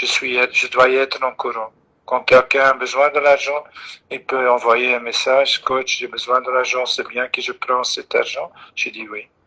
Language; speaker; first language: French; non-native, local second language; Dutch